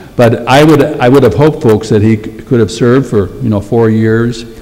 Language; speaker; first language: English; native; English